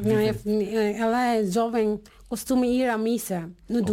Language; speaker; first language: Portuguese; non-native, learner; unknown